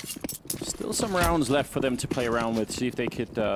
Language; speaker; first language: English; native; English